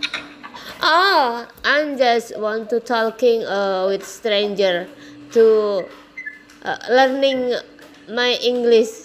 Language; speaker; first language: English; non-native, learner; Indonesian